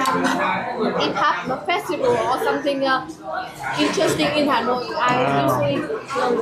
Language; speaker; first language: English; non-native, learner; Vietnamese